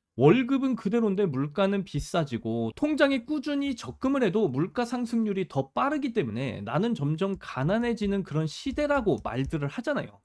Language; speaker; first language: Korean; native; Korean